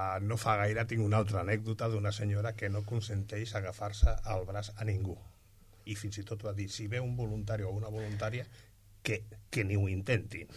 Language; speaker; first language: Catalan; non-native, local second language; Spanish